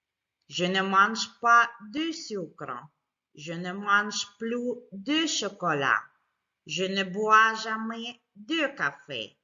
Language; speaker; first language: French; non-native, fluent; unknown